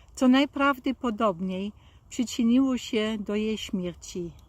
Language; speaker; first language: Polish; non-native, fluent; German